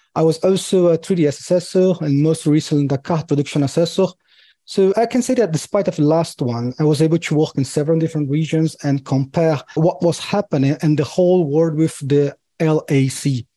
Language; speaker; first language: English; non-native, fluent; Portuguese